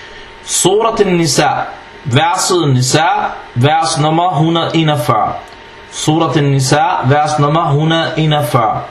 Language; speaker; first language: Danish; non-native, fluent; Arabic